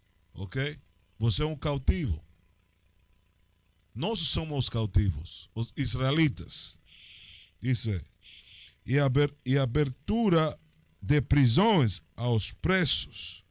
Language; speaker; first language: Portuguese; non-native, learner; Spanish